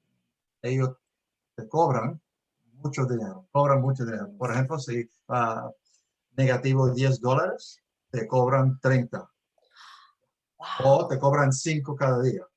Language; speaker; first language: Spanish; early bilingual, heritage; Spanish